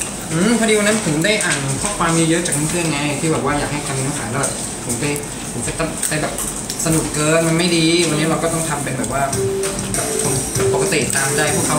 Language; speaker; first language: Thai; native; Thai